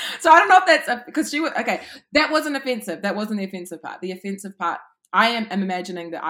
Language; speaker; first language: English; native; English